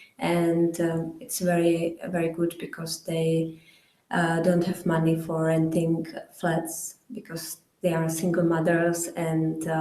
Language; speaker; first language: English; non-native, fluent; Czech